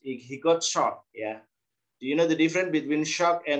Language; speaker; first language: English; non-native, learner; Indonesian